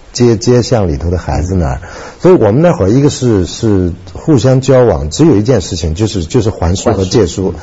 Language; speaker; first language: Chinese; native; Chinese